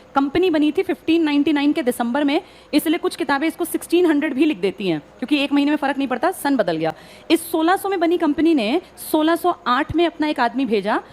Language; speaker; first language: Hindi; native; Hindi